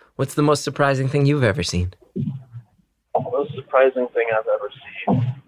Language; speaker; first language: English; native; English